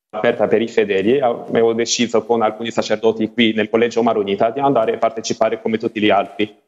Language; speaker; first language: Italian; non-native, fluent; Arabic